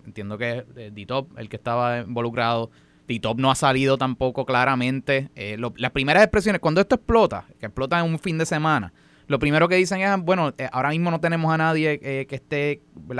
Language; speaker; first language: Spanish; native; Spanish